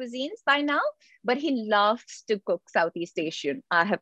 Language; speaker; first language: English; non-native, local second language; Hindi